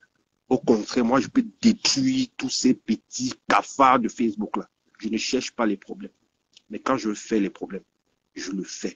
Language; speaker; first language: French; native; French